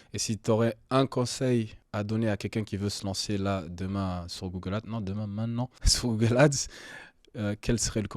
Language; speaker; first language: French; native; French